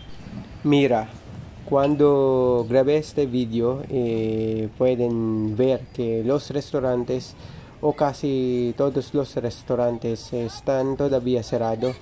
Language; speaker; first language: Spanish; non-native, learner; Filipino